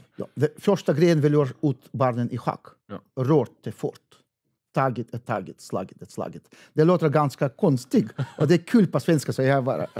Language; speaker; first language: Swedish; non-native, fluent; Russian